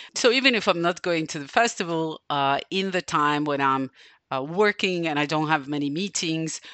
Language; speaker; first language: English; non-native, fluent; Serbian